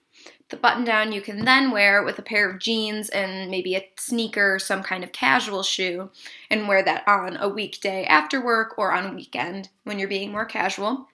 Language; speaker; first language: English; native; English